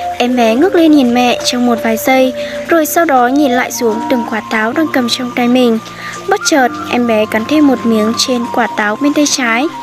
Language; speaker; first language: Vietnamese; non-native, local second language; Hmong